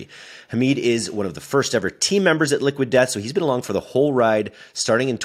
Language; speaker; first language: English; native; English